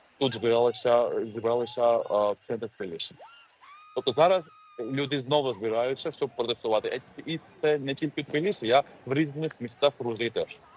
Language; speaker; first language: Ukrainian; non-native, fluent; Georgian